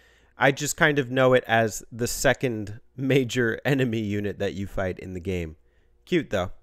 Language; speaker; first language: English; native; English